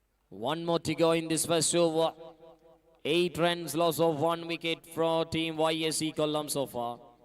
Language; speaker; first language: English; non-native, local second language; Malayalam